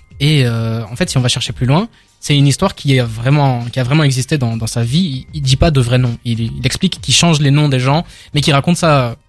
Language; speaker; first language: French; native; French